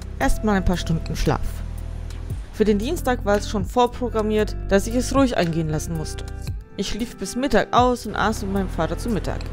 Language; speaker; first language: German; native; German